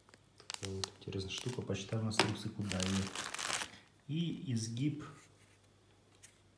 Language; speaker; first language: Russian; native; Russian